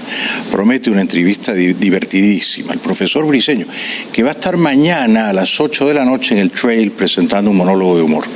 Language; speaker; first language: Spanish; native; Spanish